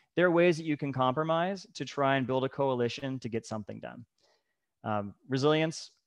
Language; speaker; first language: English; native; English